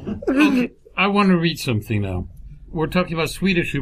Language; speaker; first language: English; native; English